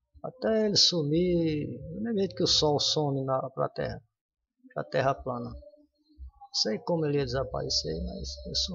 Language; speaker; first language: Portuguese; native; Portuguese